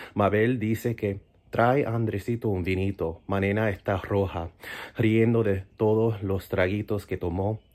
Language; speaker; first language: Spanish; early bilingual, heritage; Spanish